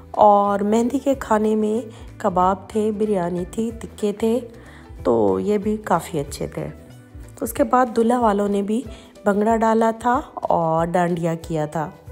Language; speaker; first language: Urdu; native; Urdu